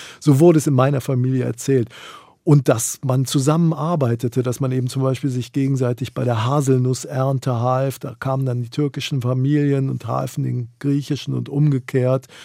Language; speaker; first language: German; native; German